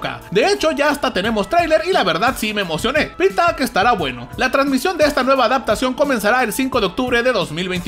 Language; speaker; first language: Spanish; native; Spanish